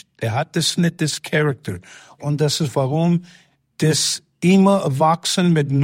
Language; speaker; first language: German; non-native, fluent; English